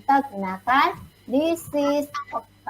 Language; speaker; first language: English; non-native, learner; Indonesian